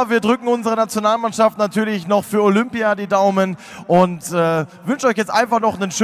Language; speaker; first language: German; native; German